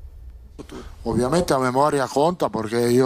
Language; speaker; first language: Portuguese; non-native, learner; Italian